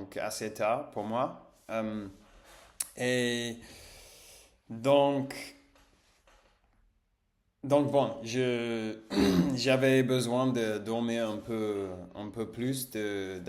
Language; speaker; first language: French; non-native, learner; English